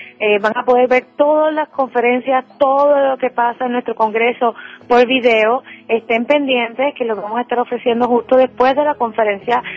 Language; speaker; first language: Spanish; native; Spanish